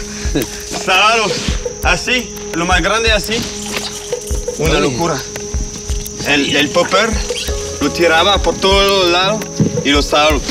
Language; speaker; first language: Spanish; non-native, fluent; French